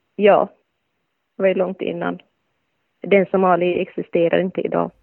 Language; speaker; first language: Swedish; non-native, fluent; Somali